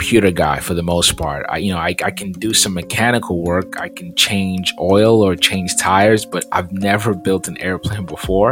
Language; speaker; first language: English; non-native, local second language; Yoruba